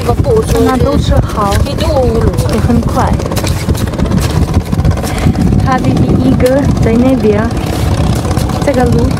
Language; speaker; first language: Chinese; non-native, learner; Ukrainian